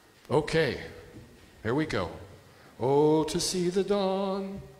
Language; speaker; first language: English; native; English